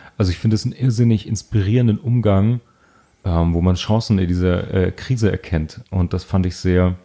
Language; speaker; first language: German; native; German